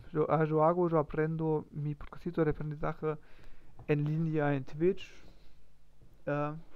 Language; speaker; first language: Spanish; non-native, learner; German